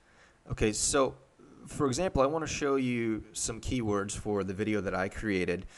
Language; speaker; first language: English; native; English